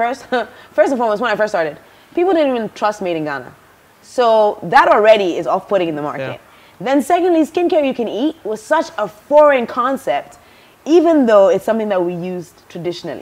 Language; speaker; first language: English; non-native, local second language; Akan